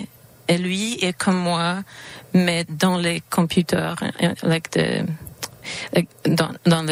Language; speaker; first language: French; non-native, learner; Swedish